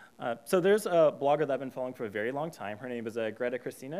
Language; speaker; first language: English; native; English